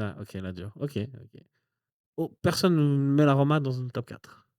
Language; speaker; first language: French; native; French